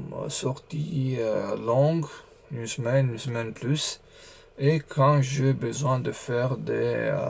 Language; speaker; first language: French; non-native, learner; Romanian